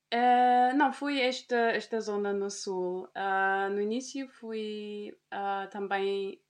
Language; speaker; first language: Portuguese; non-native, fluent; German